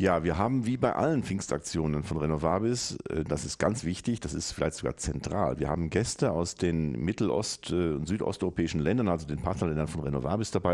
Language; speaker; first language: German; native; German